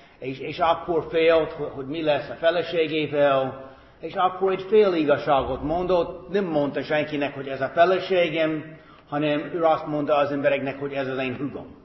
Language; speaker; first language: Hungarian; non-native, fluent; English